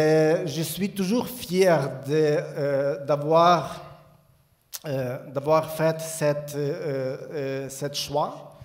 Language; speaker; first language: French; non-native, learner; Ukrainian